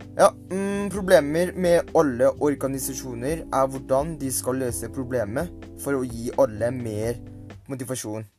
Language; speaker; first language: Norwegian; non-native, learner; Thai